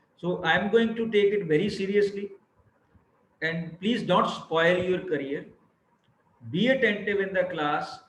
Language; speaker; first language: English; non-native, local second language; Punjabi